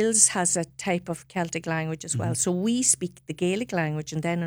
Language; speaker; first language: English; non-native, local second language; Irish